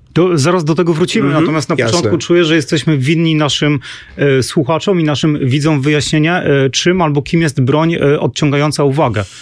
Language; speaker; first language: Polish; native; Polish